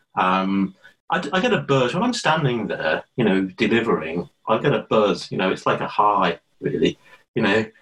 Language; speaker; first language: English; native; English